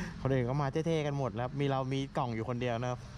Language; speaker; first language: Thai; native; Thai